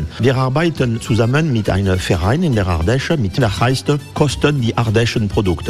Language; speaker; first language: German; non-native, fluent; French